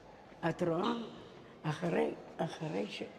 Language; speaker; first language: Hebrew; non-native, fluent; Spanish